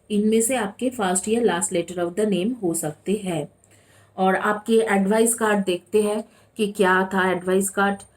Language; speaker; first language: Hindi; non-native, local second language; Bangla